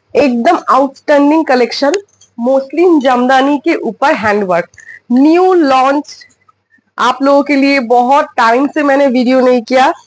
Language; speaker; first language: Hindi; non-native, local second language; Bangla